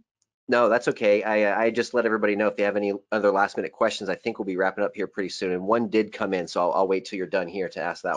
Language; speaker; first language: English; native; English